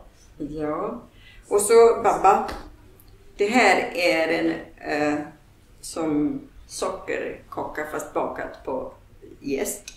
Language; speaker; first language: Swedish; non-native, fluent; Polish